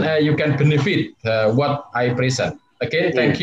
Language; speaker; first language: English; non-native, fluent; Javanese